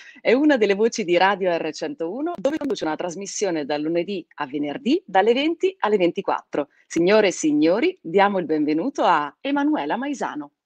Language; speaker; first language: Italian; native; Italian